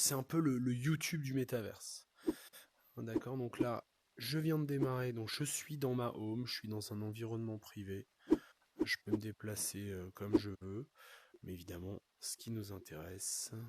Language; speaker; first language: French; native; French